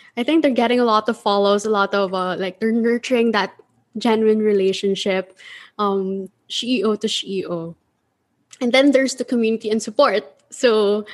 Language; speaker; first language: English; non-native, local second language; Filipino